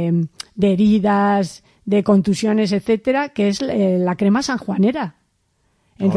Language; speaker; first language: Spanish; native; Spanish